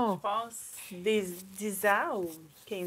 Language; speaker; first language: French; non-native, learner; Ukrainian